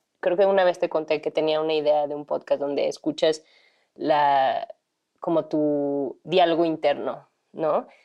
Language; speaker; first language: Spanish; native; Spanish